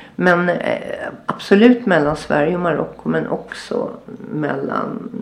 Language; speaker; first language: Swedish; native; Swedish